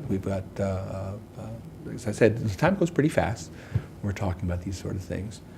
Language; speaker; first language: English; native; English